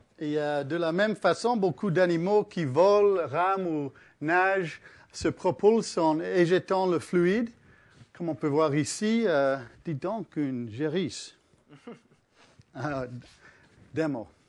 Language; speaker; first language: French; early bilingual, heritage; English